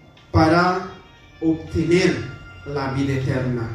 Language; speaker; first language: Spanish; non-native, fluent; Haitian Creole